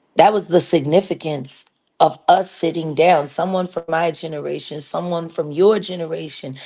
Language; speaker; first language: English; native; English